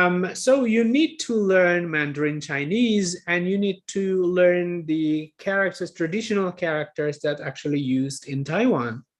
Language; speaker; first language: English; non-native, fluent; Indonesian